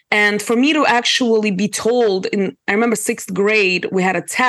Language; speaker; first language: English; early bilingual, other home language; Russian